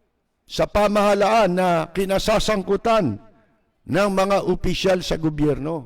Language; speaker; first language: Filipino; native; Filipino